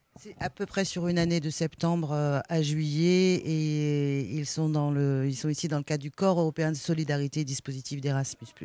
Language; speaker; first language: French; native; French